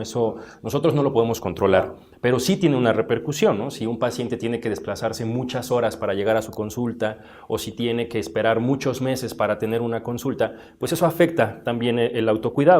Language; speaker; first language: Spanish; native; Spanish